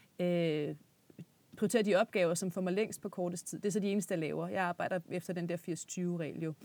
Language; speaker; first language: Danish; native; Danish